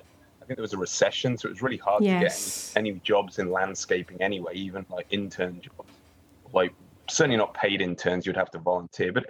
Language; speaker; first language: English; native; English